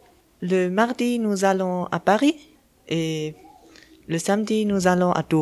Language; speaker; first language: French; non-native, local second language; German